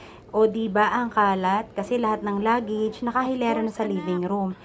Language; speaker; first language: Filipino; native; Filipino